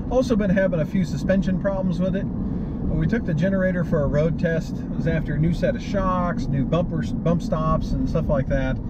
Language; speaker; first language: English; native; English